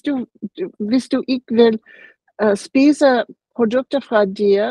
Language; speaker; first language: Danish; non-native, learner; English